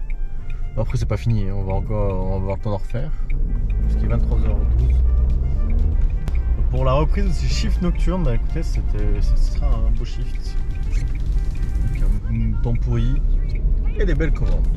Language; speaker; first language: French; native; French